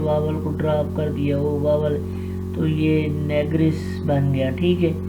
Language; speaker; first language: Urdu; non-native, local second language; Punjabi